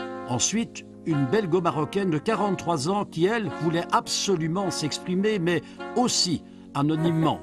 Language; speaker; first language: French; native; French